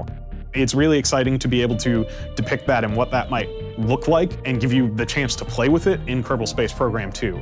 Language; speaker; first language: English; native; English